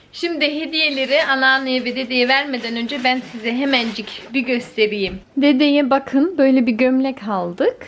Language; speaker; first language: Turkish; early bilingual, heritage; Turkish